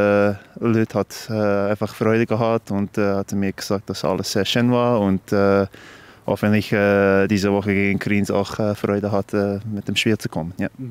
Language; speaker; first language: German; non-native, learner; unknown